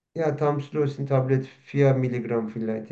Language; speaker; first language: German; non-native, learner; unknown